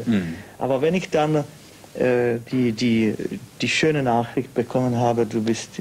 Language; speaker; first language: German; non-native, fluent; Czech